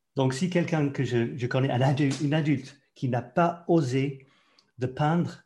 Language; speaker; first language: French; non-native, fluent; English